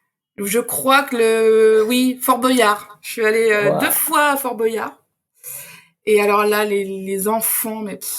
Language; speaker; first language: French; native; French